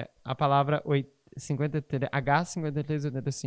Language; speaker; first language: Portuguese; native; Portuguese